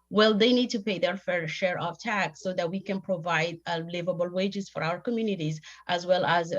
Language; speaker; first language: English; non-native, fluent; Somali